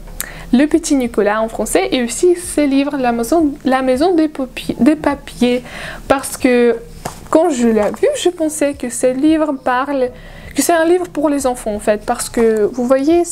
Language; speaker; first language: French; non-native, fluent; Russian